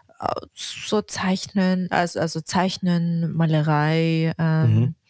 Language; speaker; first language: German; non-native, fluent; Russian